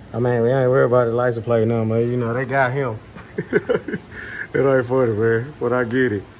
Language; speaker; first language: English; native; English